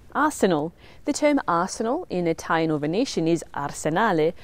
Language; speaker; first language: English; native; English